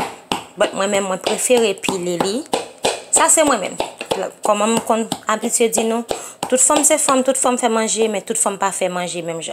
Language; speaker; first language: French; non-native, learner; Haitian Creole